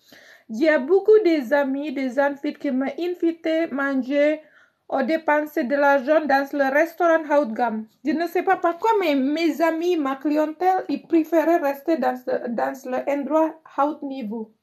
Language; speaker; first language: French; non-native, learner; Indonesian